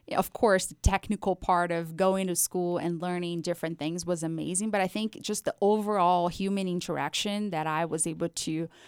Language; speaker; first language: English; non-native, fluent; Portuguese